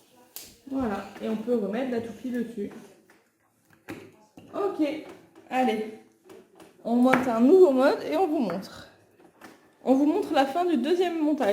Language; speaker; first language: French; native; French